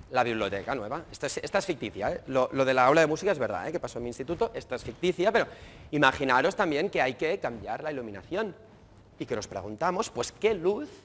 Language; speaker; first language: Spanish; native; Spanish